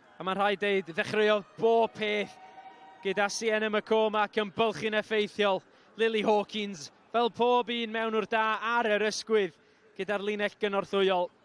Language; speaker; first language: Welsh; native; Welsh